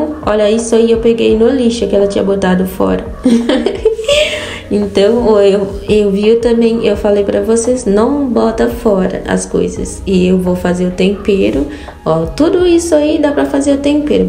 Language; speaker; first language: Portuguese; non-native, fluent; Haitian Creole